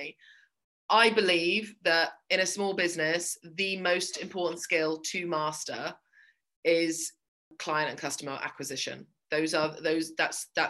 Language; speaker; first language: English; native; English